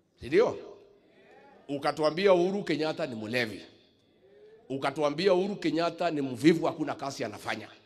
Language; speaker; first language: Swahili; non-native, local second language; Kikuyu